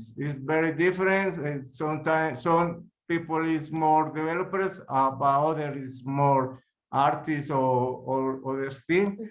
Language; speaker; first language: English; non-native, learner; Spanish